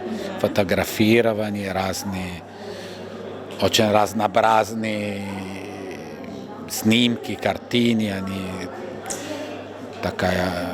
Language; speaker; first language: Russian; non-native, fluent; Italian